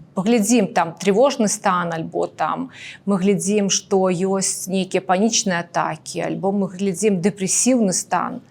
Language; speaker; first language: Belarusian; non-native, local second language; Russian